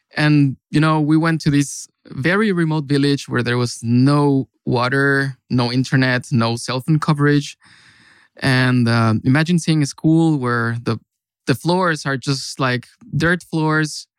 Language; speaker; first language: English; non-native, fluent; Spanish